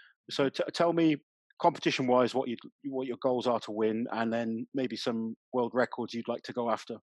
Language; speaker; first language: English; native; English